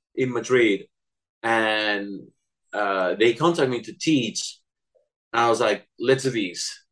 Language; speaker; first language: English; non-native, fluent; Spanish